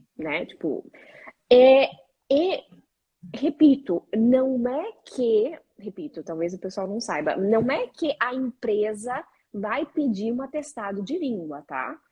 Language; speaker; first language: Portuguese; native; Portuguese